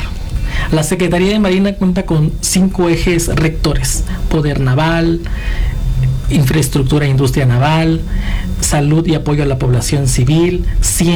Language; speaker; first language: Spanish; native; Spanish